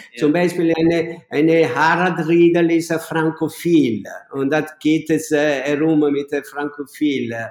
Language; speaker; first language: German; non-native, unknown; Italian